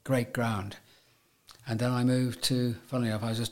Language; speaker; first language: English; native; English